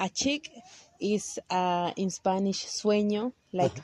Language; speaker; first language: English; non-native, learner; Kaqchikel